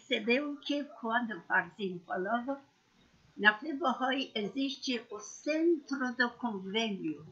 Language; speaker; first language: Portuguese; non-native, learner; Persian